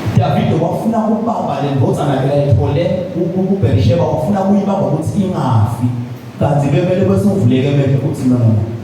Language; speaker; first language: Zulu; non-native, local second language; Swati